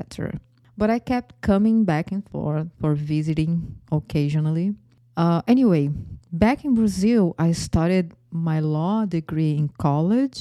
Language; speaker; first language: English; non-native, fluent; Portuguese